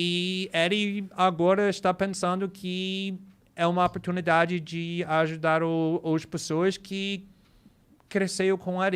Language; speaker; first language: Portuguese; non-native, fluent; English